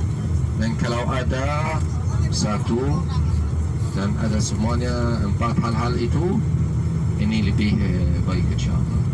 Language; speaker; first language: Indonesian; non-native, learner; Arabic